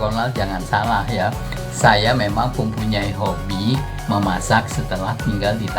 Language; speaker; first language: Indonesian; non-native, local second language; Dutch